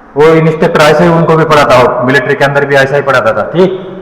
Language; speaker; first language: Hindi; non-native, local second language; Marathi